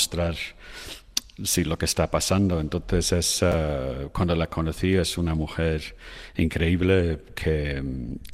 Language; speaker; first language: Spanish; non-native, fluent; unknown